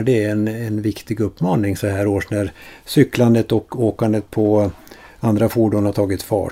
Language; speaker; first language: Swedish; native; Swedish